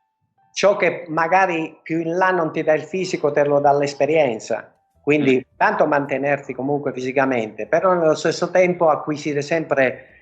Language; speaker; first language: Italian; native; Italian